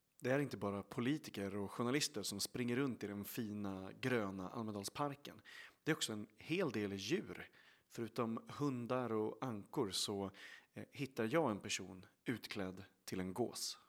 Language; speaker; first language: Swedish; native; Swedish